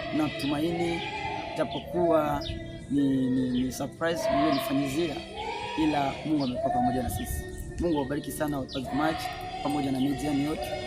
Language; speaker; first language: Swahili; non-native, local second language; Rundi